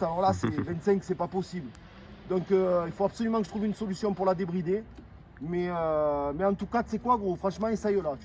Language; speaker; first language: French; native; French